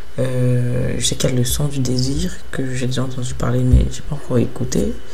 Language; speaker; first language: French; early bilingual, other home language; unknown